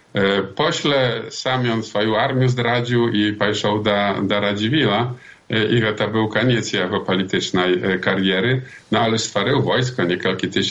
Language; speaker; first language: Polish; non-native, local second language; Belarusian